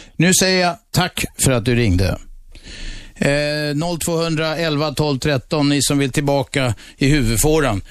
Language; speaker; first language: Swedish; native; Swedish